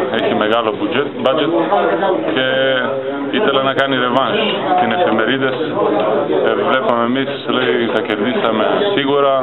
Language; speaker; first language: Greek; non-native, learner; Macedonian